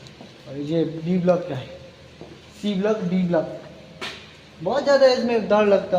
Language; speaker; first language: Hindi; non-native, local second language; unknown